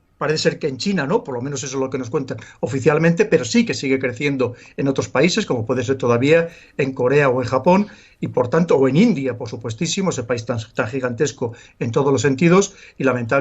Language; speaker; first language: Spanish; native; Spanish